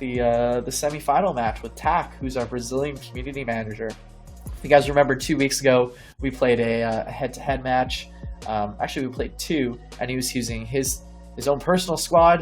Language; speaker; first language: English; native; English